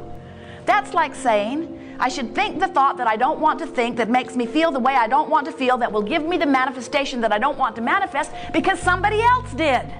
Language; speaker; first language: English; native; English